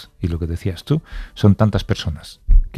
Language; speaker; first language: Spanish; native; Spanish